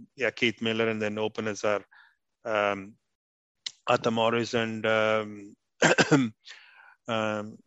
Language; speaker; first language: English; non-native, local second language; Tamil